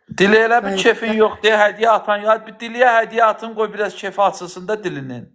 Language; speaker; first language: Azerbaijani; native; Azerbaijani